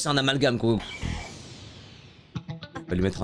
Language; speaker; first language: French; native; French